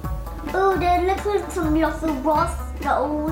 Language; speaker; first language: English; native; English